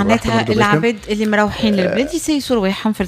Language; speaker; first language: Arabic; native; Arabic